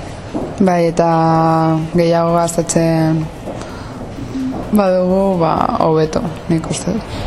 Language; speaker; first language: Basque; non-native, learner; Spanish